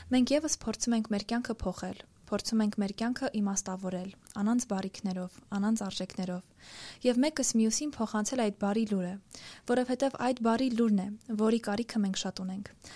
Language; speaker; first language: Armenian; native; Armenian